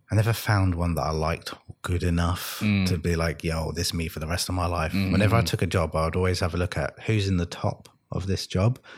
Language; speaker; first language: English; native; English